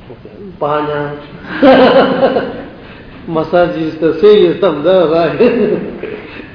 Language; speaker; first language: Russian; non-native, learner; Tibetan